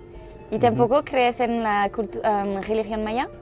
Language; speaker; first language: Spanish; non-native, learner; French